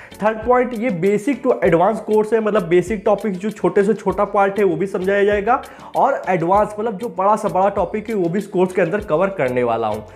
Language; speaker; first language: Hindi; native; Hindi